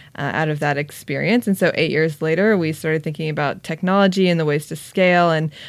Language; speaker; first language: English; native; English